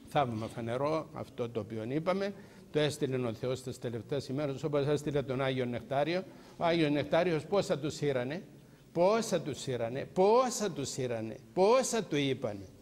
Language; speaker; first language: Greek; native; Greek